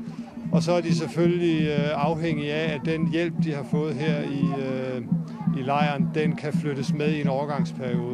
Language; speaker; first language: Danish; native; Danish